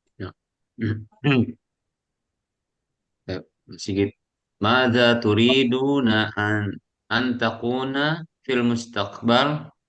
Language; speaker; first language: Arabic; non-native, learner; Indonesian